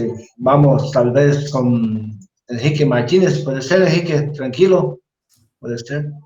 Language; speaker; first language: Spanish; non-native, fluent; Portuguese